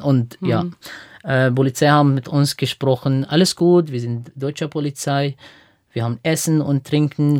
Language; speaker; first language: German; non-native, fluent; Arabic